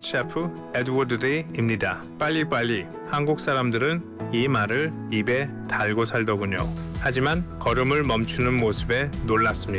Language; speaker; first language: Korean; non-native, fluent; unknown